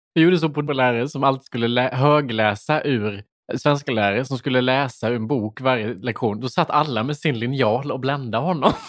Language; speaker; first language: Swedish; native; Swedish